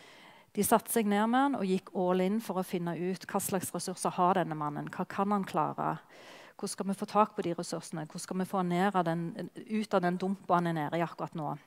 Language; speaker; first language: Norwegian; native; Norwegian